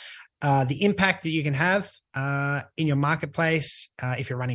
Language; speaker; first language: English; native; English